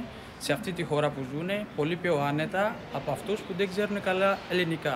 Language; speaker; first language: Greek; non-native, fluent; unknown